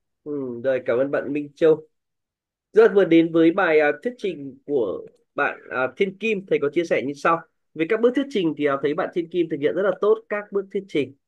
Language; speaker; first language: Vietnamese; native; Vietnamese